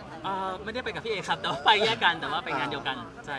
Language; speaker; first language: Thai; native; Thai